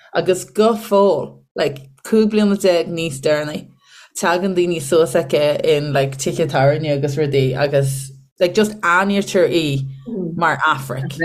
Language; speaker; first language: Irish; native; Irish